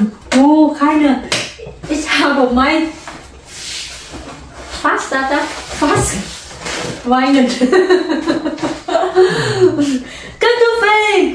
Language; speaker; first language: German; non-native, learner; Vietnamese